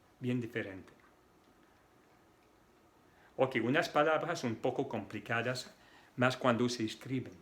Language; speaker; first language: Spanish; non-native, fluent; French